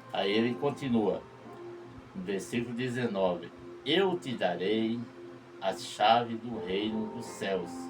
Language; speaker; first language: Portuguese; native; Portuguese